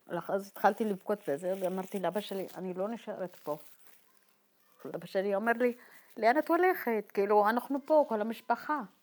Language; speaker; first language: Hebrew; non-native, fluent; Tigrinya